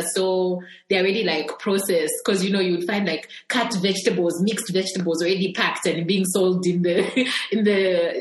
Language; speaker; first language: English; non-native, local second language; Bemba